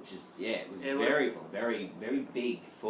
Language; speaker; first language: English; native; English